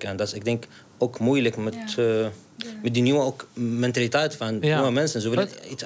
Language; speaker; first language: Dutch; non-native, learner; Arabic